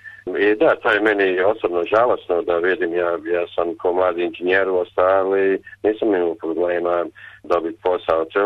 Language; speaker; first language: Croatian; early bilingual, heritage; Croatian